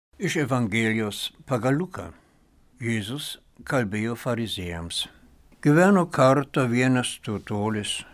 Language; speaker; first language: Lithuanian; non-native, fluent; German